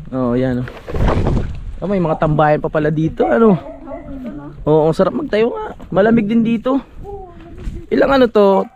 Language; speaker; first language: Filipino; native; Filipino